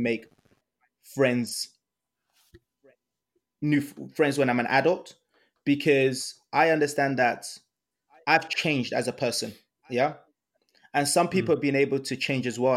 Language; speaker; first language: English; non-native, local second language; Yoruba